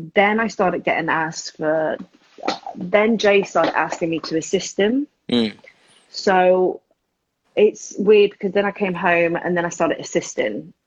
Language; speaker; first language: English; early bilingual, other home language; Spanish